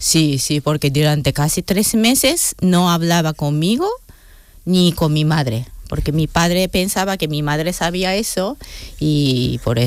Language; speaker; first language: Spanish; non-native, fluent; Japanese